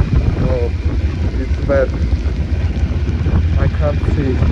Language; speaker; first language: English; non-native, learner; Russian